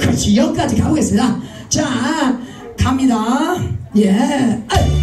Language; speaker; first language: Korean; native; Korean